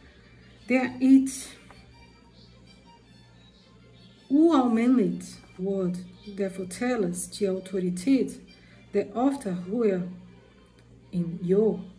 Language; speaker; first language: Danish; non-native, learner; Portuguese